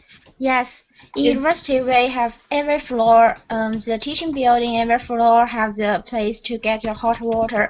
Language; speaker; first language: English; non-native, learner; Chinese